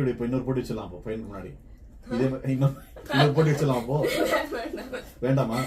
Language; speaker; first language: Tamil; native; Tamil